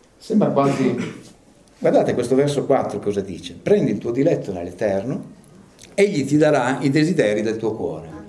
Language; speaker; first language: Italian; early bilingual, other home language; English